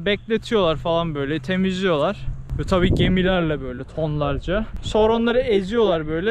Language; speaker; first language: Turkish; native; Turkish